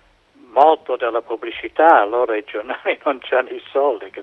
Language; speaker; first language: Italian; non-native, fluent; English